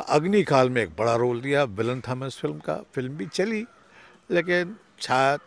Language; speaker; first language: Hindi; native; Hindi